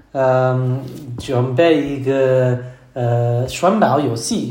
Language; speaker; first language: Chinese; non-native, learner; English